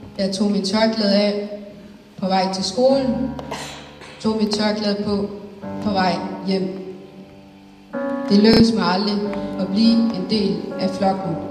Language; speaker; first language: Danish; early bilingual, other home language; Somali